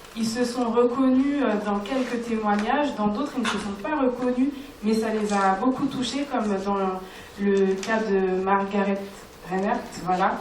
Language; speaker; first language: French; early bilingual, other home language; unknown